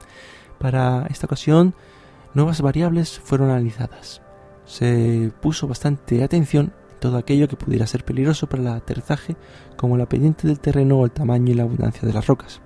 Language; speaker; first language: Spanish; native; Spanish